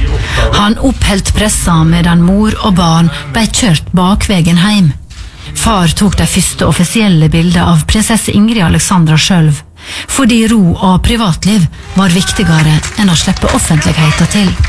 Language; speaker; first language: Norwegian; native; Norwegian